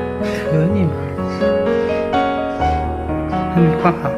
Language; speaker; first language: Chinese; native; Chinese